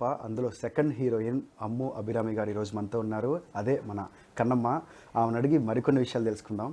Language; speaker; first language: Telugu; native; Telugu